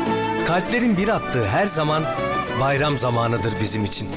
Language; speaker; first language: Turkish; native; Turkish